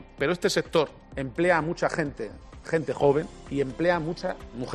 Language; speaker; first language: Spanish; native; Spanish